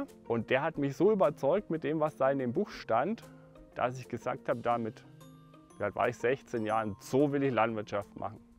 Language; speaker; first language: German; native; German